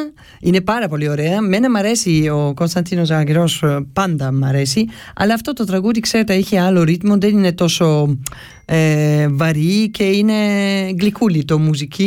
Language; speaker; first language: Greek; early bilingual, heritage; Greek